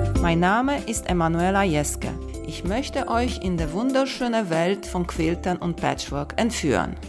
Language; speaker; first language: German; non-native, learner; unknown